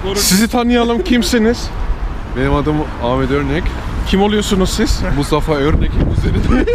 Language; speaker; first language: Turkish; early bilingual, heritage; Turkish